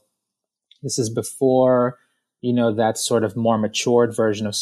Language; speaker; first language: English; native; English